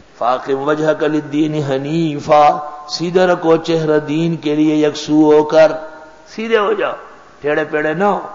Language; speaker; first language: Urdu; non-native, local second language; Pashto